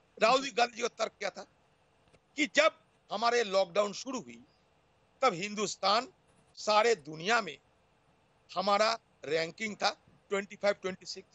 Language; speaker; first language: Hindi; non-native, local second language; Bangla